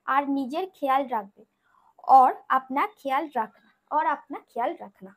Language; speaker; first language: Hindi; non-native, local second language; Bangla